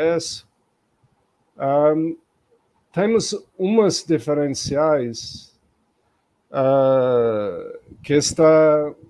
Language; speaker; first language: Portuguese; non-native, fluent; English